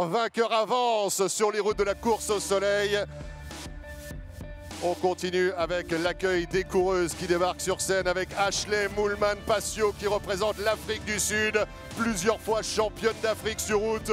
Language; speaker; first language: French; native; French